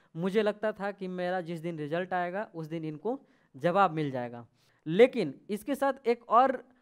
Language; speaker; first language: Hindi; native; Hindi